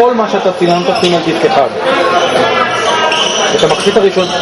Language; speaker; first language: Hebrew; native; Hebrew